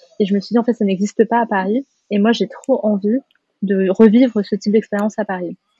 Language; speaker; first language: French; native; French